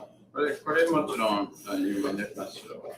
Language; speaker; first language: Japanese; non-native, learner; English